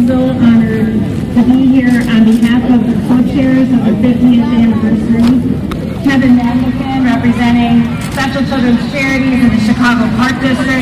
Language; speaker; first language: English; native; English